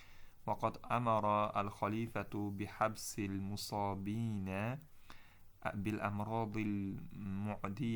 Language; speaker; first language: Arabic; non-native, fluent; Uzbek